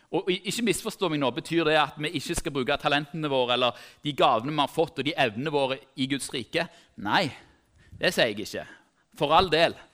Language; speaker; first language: Norwegian; native; Norwegian